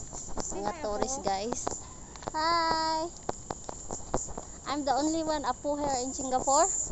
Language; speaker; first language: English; non-native, learner; Filipino